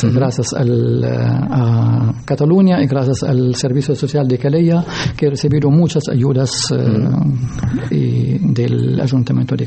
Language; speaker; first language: Spanish; non-native, learner; Arabic